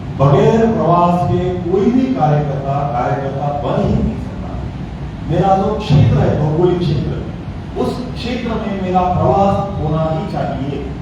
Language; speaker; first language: Hindi; non-native, local second language; Marathi